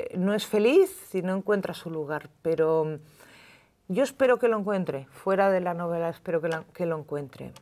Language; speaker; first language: Spanish; native; Spanish